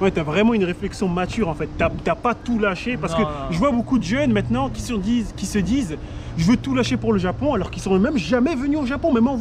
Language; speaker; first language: French; native; French